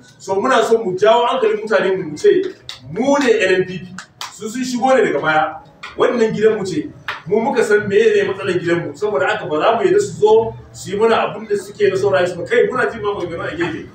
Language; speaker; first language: Hausa; non-native, local second language; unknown